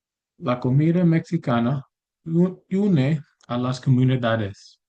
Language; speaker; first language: Spanish; non-native, learner; English